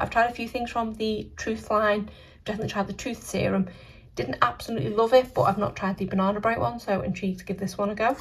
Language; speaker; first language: English; native; English